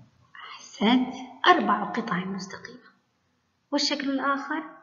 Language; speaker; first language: Arabic; native; Arabic